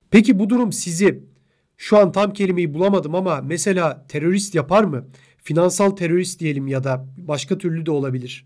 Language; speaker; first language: Turkish; native; Turkish